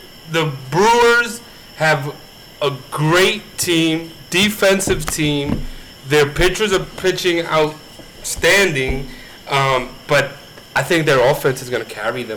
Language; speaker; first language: English; early bilingual, other home language; Spanish